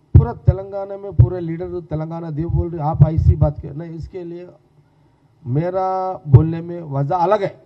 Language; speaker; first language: Hindi; non-native, local second language; Telugu